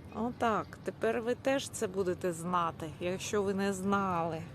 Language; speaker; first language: Ukrainian; non-native, local second language; Russian